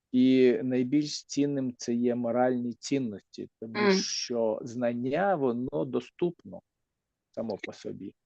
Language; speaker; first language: Ukrainian; native; Ukrainian